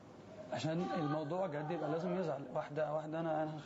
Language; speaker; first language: Arabic; native; Arabic